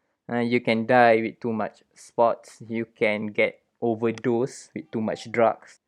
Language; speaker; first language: English; non-native, local second language; Malay